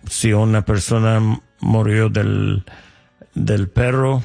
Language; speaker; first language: Spanish; non-native, learner; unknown